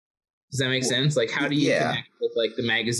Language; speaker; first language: English; native; English